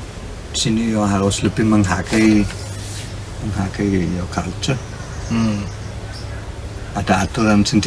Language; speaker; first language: Indonesian; non-native, fluent; German